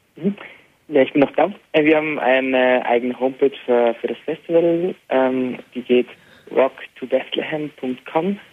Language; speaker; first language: German; early bilingual, heritage; Arabic